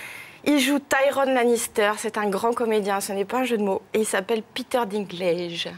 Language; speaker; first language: French; native; French